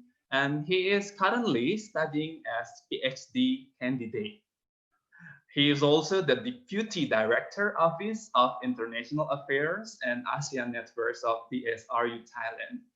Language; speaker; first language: English; non-native, fluent; Indonesian